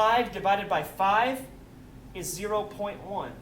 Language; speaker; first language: English; native; English